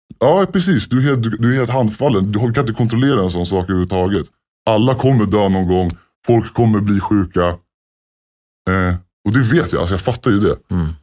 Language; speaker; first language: Swedish; native; Swedish